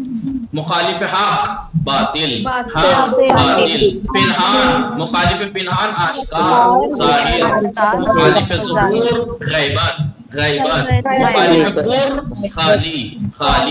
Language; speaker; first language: Persian; non-native, fluent; Urdu